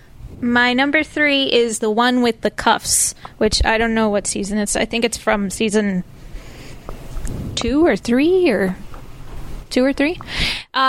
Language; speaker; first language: English; native; English